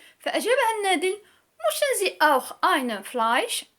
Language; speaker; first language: German; non-native, learner; Arabic